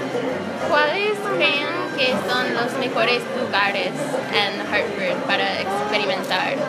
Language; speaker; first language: Spanish; non-native, learner; English